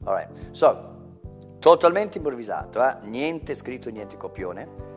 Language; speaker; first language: Italian; non-native, fluent; English